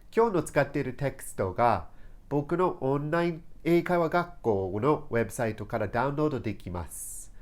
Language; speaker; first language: Japanese; non-native, fluent; English